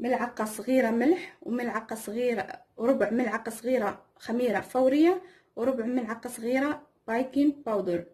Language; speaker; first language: Arabic; native; Arabic